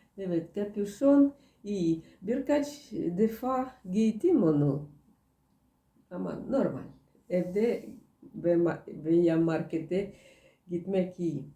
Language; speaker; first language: Turkish; non-native, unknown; Russian